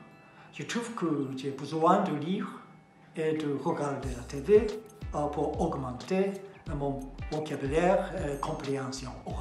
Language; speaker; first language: French; non-native, learner; Japanese